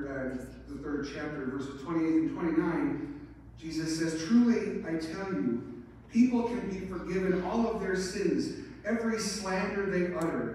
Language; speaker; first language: English; native; English